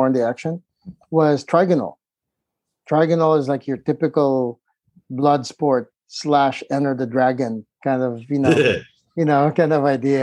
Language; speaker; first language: English; non-native, local second language; Filipino